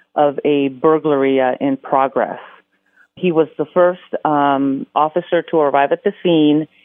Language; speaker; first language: English; early bilingual, other home language; Spanish